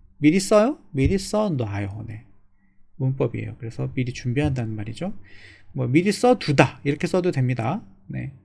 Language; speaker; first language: Korean; native; Korean